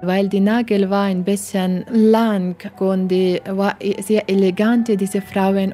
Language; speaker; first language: German; non-native, learner; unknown